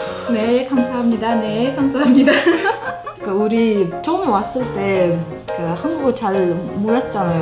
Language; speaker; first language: Korean; non-native, fluent; Russian